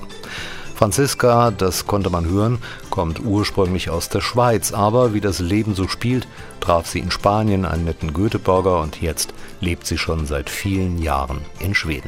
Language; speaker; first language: German; native; German